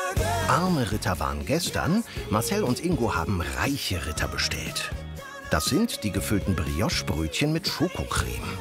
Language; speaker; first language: German; native; German